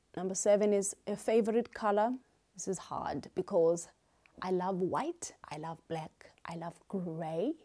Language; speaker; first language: English; non-native, local second language; Xhosa